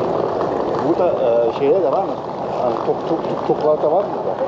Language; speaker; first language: Turkish; early bilingual, heritage; Turkish